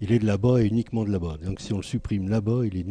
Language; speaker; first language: French; native; French